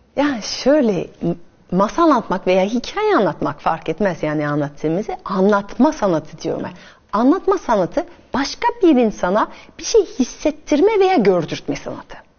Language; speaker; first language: Turkish; non-native, fluent; French